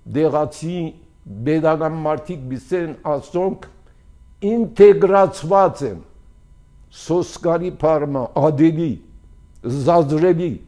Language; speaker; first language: Armenian; early bilingual, heritage; Armenian